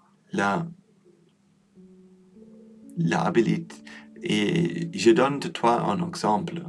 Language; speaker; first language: French; non-native, learner; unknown